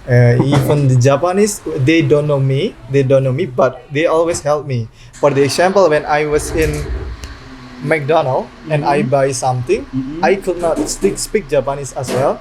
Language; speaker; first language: English; non-native, learner; Indonesian